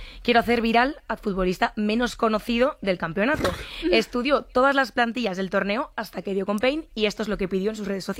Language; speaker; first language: Spanish; native; Spanish